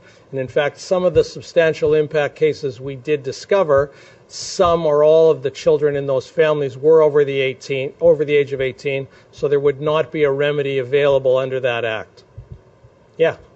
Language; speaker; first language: English; native; English